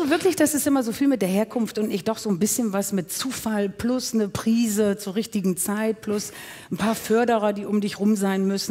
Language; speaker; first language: German; native; German